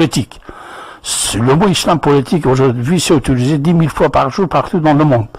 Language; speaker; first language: French; non-native, fluent; Persian